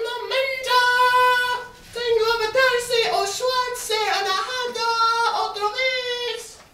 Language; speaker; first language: Spanish; non-native, learner; English